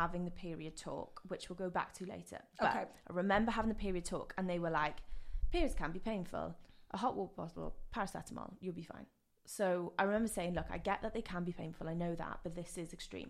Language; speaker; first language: English; non-native, local second language; Welsh